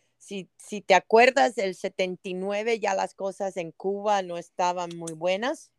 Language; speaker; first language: Spanish; native; Spanish